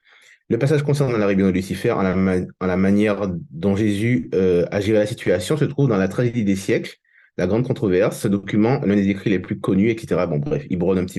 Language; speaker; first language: French; native; French